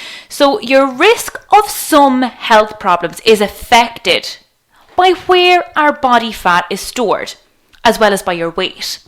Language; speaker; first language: English; native; English